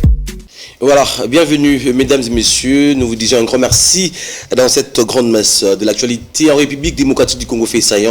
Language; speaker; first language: French; non-native, local second language; Lingala